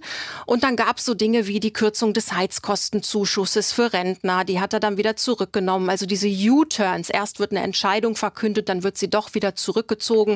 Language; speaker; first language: German; native; German